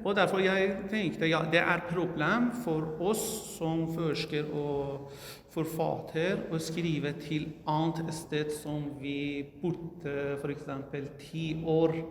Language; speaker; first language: Norwegian; non-native, learner; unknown